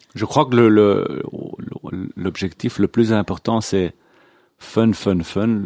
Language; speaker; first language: French; non-native, local second language; Hebrew